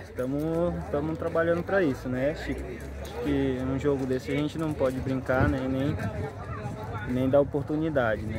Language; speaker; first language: Portuguese; native; Portuguese